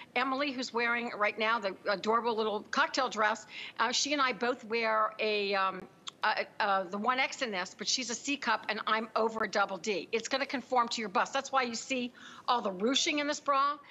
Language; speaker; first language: English; native; English